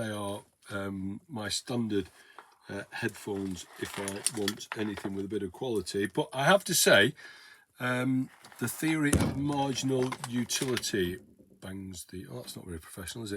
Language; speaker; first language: English; native; English